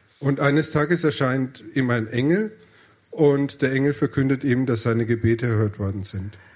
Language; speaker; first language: German; native; German